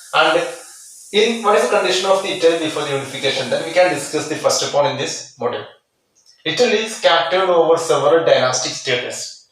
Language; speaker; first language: English; non-native, local second language; Malayalam